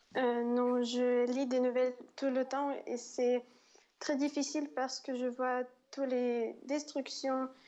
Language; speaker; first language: French; non-native, fluent; Ukrainian